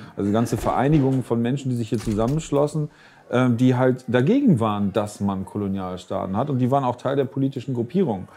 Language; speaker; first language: German; native; German